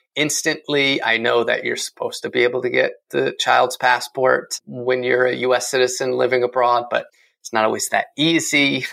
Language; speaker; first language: English; native; English